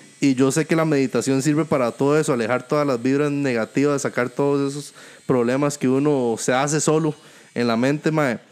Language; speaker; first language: Spanish; native; Spanish